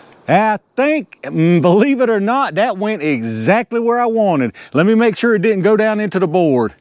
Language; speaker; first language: English; native; English